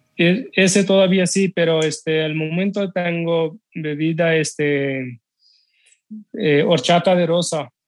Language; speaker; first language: Spanish; non-native, learner; Urdu